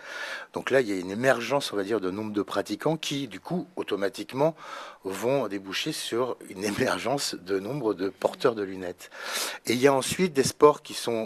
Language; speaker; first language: French; native; French